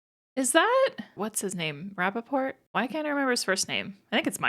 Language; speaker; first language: English; native; English